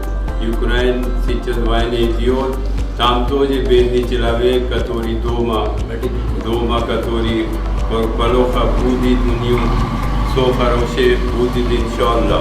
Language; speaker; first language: Russian; non-native, learner; Urdu